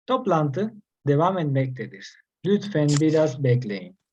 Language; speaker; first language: Turkish; non-native, fluent; Spanish